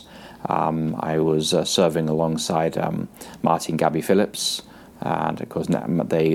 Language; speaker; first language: English; native; English